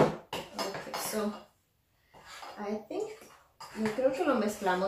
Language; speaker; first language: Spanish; early bilingual, heritage; English